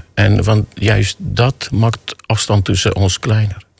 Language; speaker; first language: Dutch; non-native, fluent; Armenian